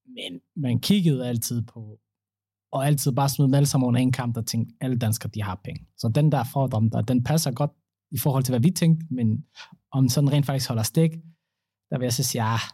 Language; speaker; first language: Danish; early bilingual, other home language; Somali